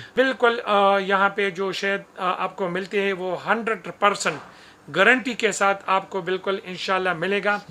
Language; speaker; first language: Urdu; non-native, local second language; Pashto